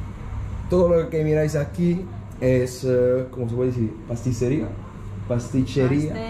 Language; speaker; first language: Spanish; non-native, fluent; Italian